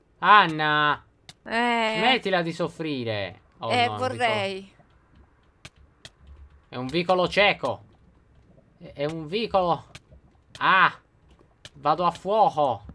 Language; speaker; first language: Italian; native; Italian